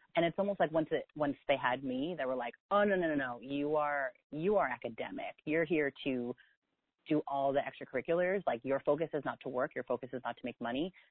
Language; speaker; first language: English; native; English